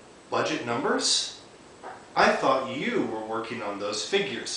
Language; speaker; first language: English; native; English